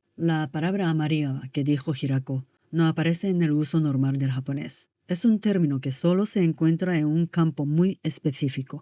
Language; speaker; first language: Spanish; non-native, fluent; Japanese